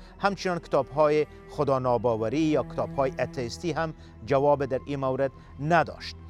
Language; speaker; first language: Persian; native; Persian